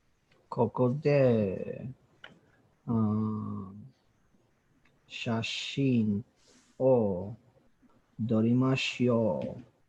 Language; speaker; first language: Japanese; non-native, learner; English